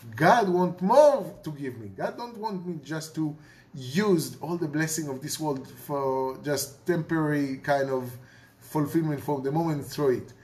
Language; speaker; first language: English; non-native, fluent; Hebrew